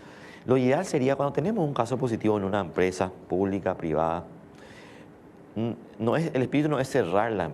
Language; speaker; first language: Spanish; native; Spanish